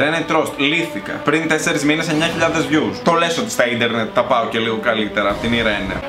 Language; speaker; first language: Greek; native; Greek